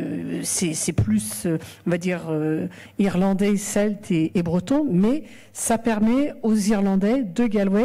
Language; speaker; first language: French; native; French